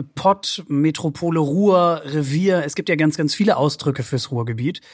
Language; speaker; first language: German; native; German